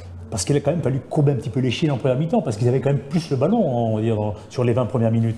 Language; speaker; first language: French; native; French